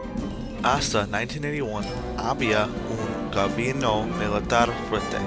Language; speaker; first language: Spanish; non-native, learner; English